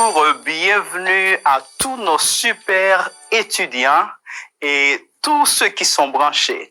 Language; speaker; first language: French; non-native, fluent; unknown